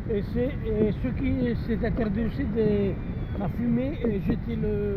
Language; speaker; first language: French; non-native, fluent; Spanish